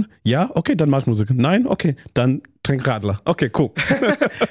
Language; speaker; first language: German; non-native, learner; English